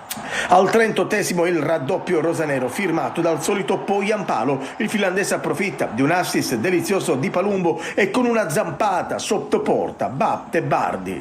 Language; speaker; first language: Italian; native; Italian